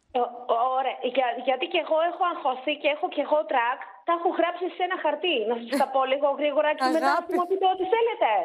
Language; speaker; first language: Greek; early bilingual, other home language; Russian